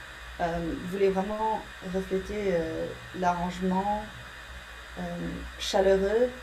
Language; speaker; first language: French; early bilingual, heritage; English